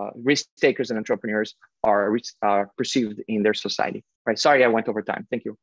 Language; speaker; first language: English; non-native, fluent; Portuguese